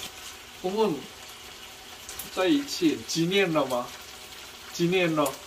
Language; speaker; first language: Chinese; non-native, learner; Korean